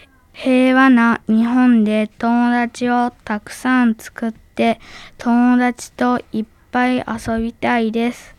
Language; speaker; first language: Japanese; early bilingual, other home language; Arabic